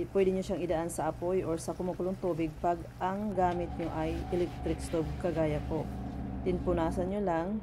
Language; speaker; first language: Filipino; non-native, local second language; Cebuano